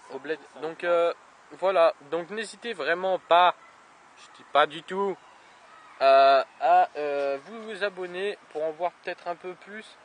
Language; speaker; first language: French; native; French